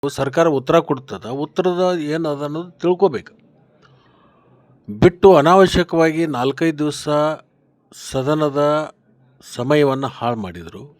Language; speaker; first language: Kannada; native; Kannada